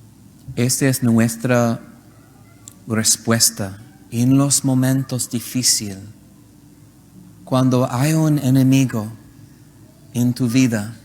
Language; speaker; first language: Spanish; non-native, learner; English